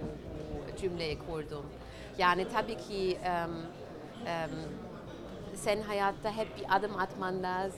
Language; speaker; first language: Turkish; early bilingual, heritage; German